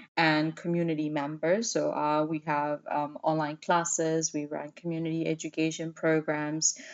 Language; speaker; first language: English; non-native, fluent; Burmese